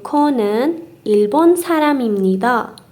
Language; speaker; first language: Korean; non-native, fluent; Persian